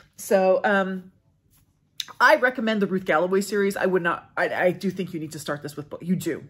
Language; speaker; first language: English; native; English